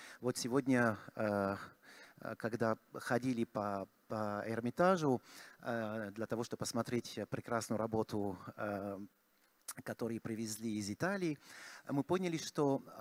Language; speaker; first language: Russian; non-native, fluent; French